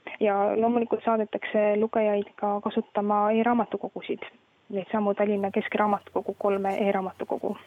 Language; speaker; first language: Estonian; native; Estonian